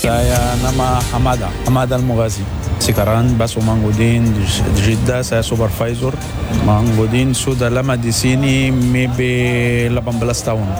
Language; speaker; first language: Indonesian; non-native, learner; Arabic